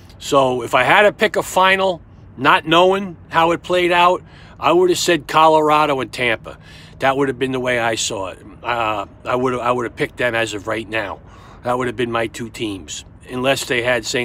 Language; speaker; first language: English; native; English